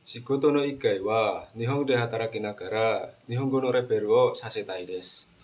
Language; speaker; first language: Japanese; non-native, learner; Indonesian